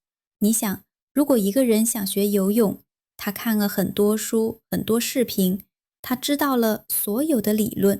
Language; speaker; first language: Chinese; non-native, fluent; Vietnamese